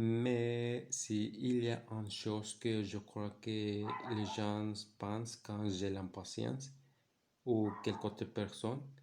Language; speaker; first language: French; non-native, learner; Spanish